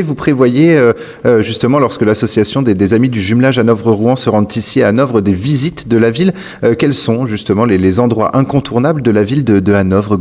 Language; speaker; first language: French; native; French